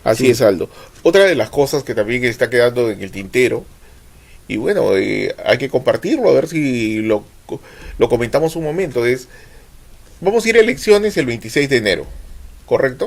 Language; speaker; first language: Spanish; native; Spanish